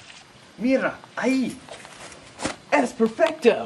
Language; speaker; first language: Spanish; non-native, learner; English